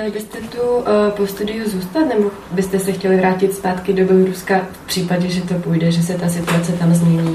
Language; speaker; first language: Czech; native; Czech